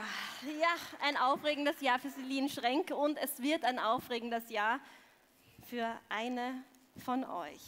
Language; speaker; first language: German; native; German